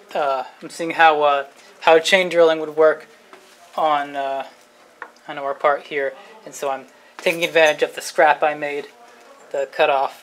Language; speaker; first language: English; native; English